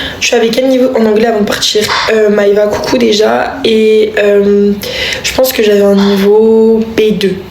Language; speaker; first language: French; native; French